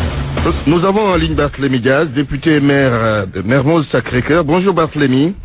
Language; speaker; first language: French; non-native, local second language; Wolof